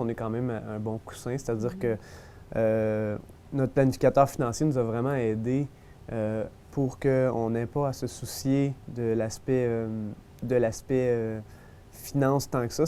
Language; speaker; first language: French; native; French